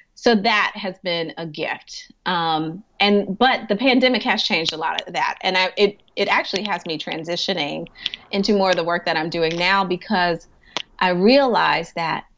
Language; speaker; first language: English; native; English